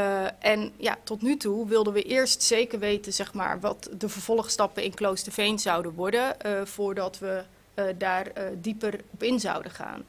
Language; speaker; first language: Dutch; native; Dutch